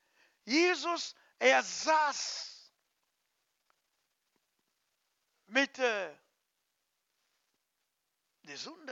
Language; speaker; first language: German; non-native, learner; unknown